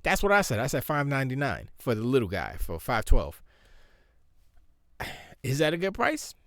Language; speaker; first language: English; native; English